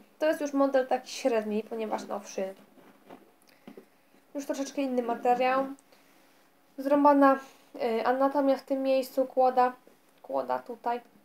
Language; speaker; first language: Polish; native; Polish